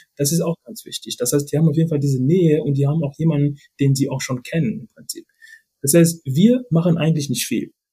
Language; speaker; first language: German; non-native, fluent; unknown